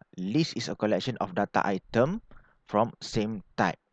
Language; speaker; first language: English; non-native, local second language; Malay